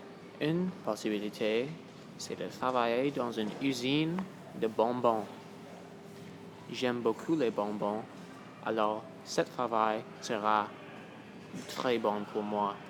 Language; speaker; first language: French; non-native, local second language; English